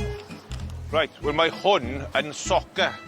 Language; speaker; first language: Welsh; non-native, learner; English